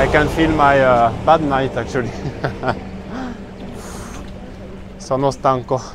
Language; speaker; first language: English; non-native, fluent; French